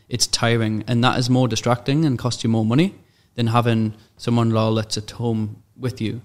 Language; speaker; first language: English; native; English